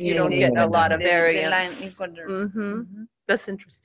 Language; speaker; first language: English; native; English